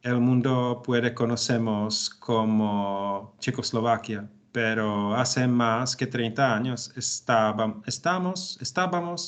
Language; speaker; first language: Spanish; non-native, learner; Czech